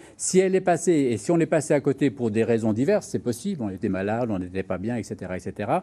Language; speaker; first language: French; native; French